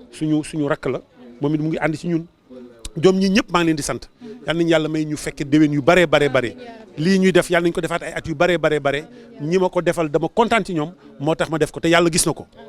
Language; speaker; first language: Wolof; native; Wolof